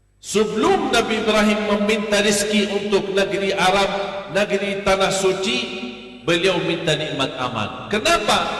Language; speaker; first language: Malay; non-native, fluent; Arabic